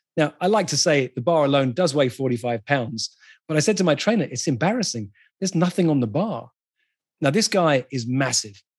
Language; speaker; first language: English; native; English